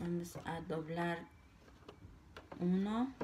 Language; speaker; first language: Spanish; non-native, local second language; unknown